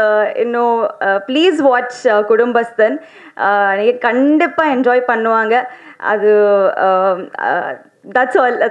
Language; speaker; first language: Tamil; non-native, learner; Telugu